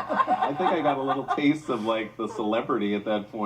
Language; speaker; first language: English; native; English